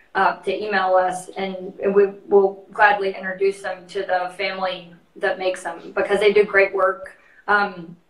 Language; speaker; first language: English; native; English